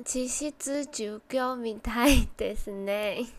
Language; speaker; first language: Japanese; non-native, learner; Chinese